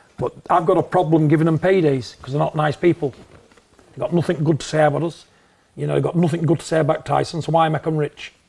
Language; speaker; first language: English; native; English